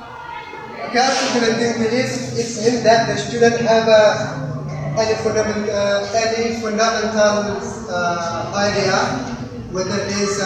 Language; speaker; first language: English; non-native, learner; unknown